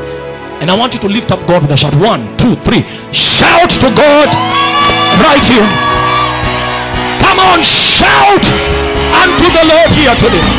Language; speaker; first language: English; non-native, local second language; Swahili